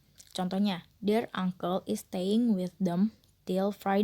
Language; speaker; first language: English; non-native, learner; Indonesian